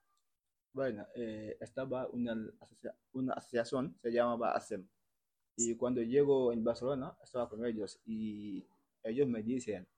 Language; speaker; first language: Spanish; non-native, learner; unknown